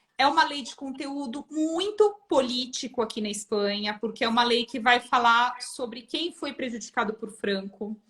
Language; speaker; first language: Portuguese; native; Portuguese